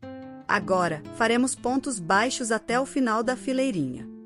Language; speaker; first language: Portuguese; native; Portuguese